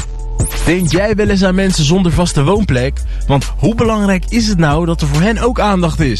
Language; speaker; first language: Dutch; native; Dutch